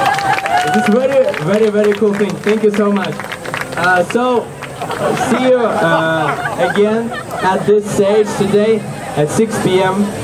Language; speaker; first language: English; non-native, fluent; Ukrainian